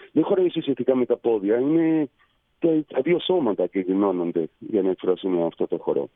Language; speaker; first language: Greek; non-native, fluent; Spanish